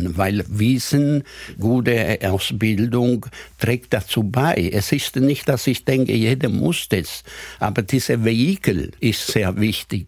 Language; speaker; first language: German; non-native, fluent; Italian